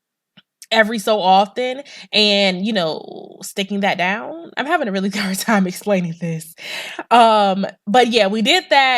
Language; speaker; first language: English; native; English